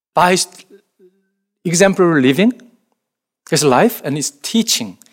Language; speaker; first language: English; non-native, fluent; Korean